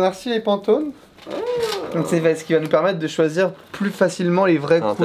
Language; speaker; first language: French; native; French